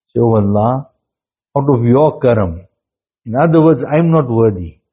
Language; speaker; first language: English; native; English